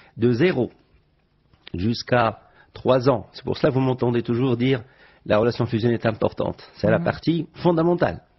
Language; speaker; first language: French; non-native, local second language; Arabic